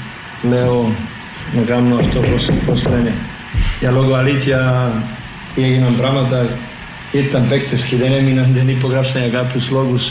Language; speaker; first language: Greek; non-native, fluent; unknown